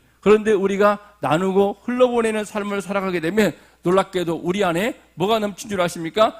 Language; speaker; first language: Korean; native; Korean